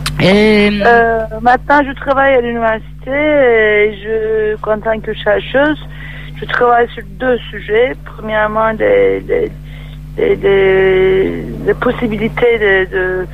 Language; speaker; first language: French; non-native, fluent; Turkish